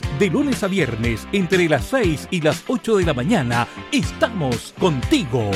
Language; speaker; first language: Spanish; native; Spanish